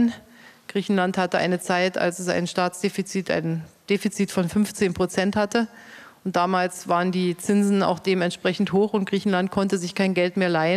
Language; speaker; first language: German; native; German